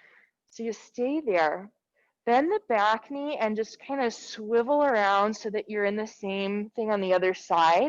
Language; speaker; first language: English; native; English